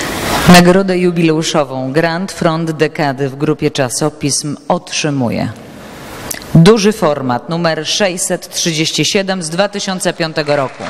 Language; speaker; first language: Polish; native; Polish